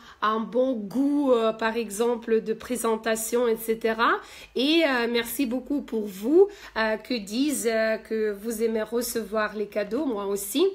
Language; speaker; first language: French; non-native, fluent; Russian